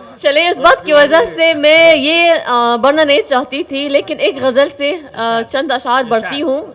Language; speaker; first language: Urdu; non-native, fluent; Arabic